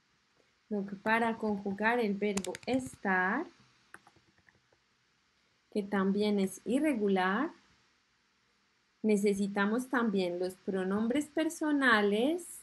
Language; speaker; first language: Spanish; non-native, fluent; French